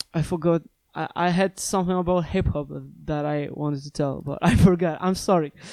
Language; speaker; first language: English; non-native, fluent; Polish